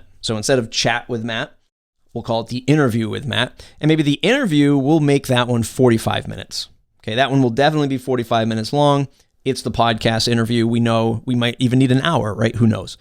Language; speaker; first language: English; native; English